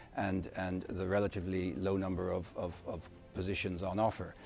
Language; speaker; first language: English; native; English